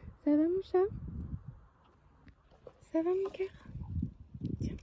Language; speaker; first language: French; native; French